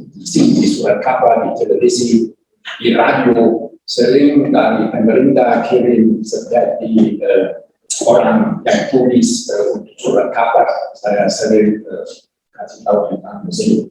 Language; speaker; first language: Indonesian; non-native, learner; German